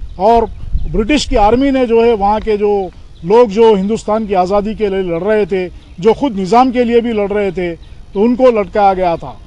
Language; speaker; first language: Urdu; native; Urdu